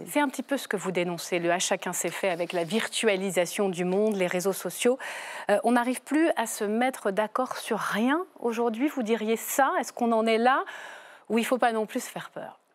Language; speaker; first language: French; native; French